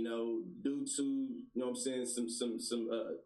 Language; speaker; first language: English; native; English